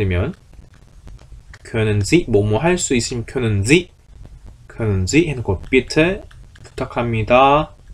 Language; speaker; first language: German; non-native, fluent; Korean